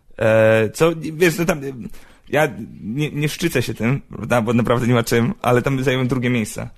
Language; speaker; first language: Polish; native; Polish